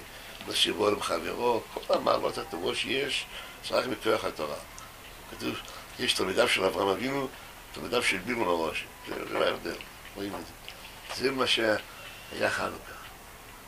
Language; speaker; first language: Hebrew; non-native, fluent; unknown